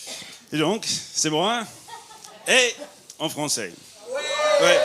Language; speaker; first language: French; non-native, learner; English